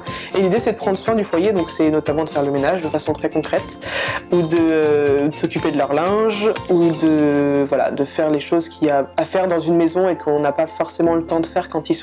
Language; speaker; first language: French; native; French